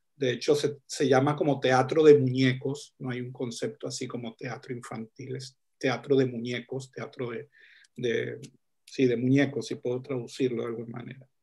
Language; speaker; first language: Spanish; native; Spanish